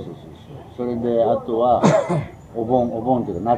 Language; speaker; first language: Japanese; native; Japanese